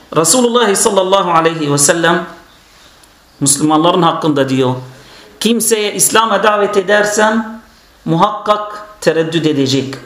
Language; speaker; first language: Turkish; non-native, fluent; Arabic